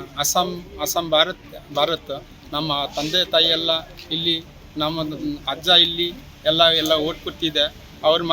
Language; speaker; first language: Kannada; non-native, learner; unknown